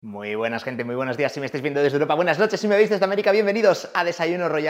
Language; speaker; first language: Spanish; native; Spanish